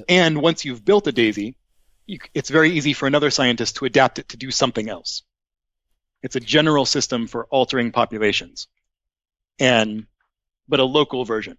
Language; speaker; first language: English; native; English